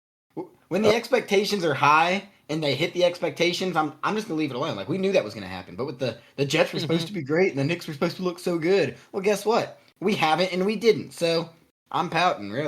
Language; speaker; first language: English; native; English